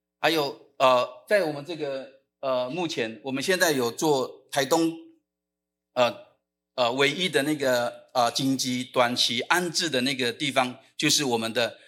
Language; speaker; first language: Chinese; non-native, local second language; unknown